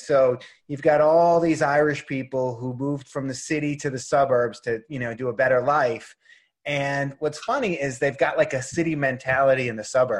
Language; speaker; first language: English; native; English